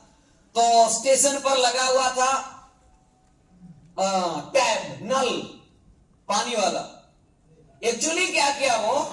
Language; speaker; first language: Hindi; native; Hindi